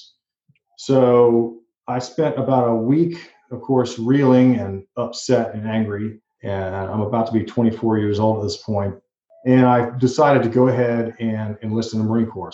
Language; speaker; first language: English; native; English